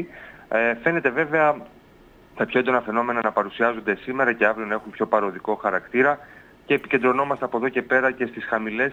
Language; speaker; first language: Greek; native; Greek